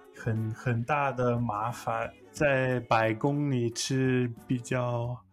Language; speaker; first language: Chinese; non-native, learner; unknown